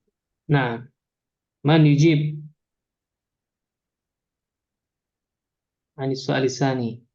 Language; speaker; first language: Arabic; non-native, fluent; Indonesian